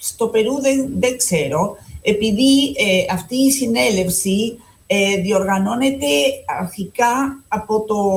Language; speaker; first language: Greek; non-native, fluent; Spanish